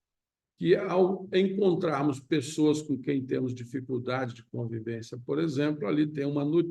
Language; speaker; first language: Portuguese; native; Portuguese